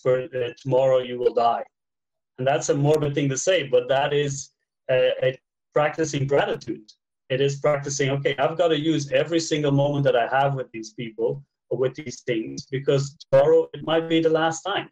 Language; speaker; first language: English; non-native, fluent; Dutch